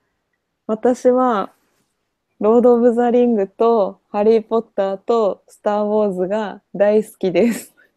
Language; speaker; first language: Japanese; non-native, fluent; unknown